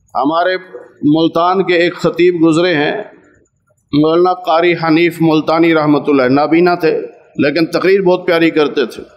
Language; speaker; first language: Urdu; non-native, local second language; Punjabi